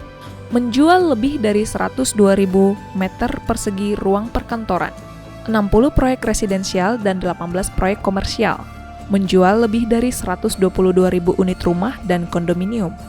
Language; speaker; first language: Indonesian; native; Indonesian